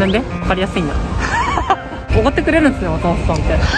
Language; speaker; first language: Japanese; native; Japanese